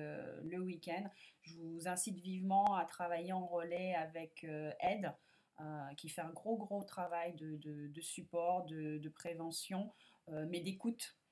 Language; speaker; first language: French; native; French